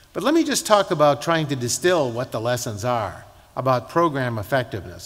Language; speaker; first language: English; native; English